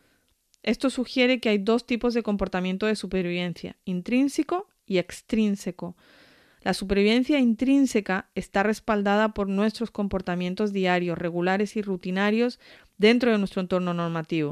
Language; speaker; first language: Spanish; native; Spanish